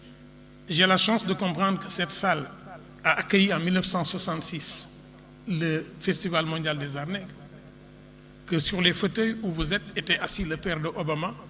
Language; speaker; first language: French; non-native, local second language; Wolof